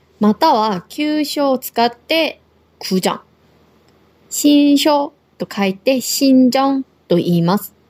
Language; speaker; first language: Japanese; non-native, fluent; Korean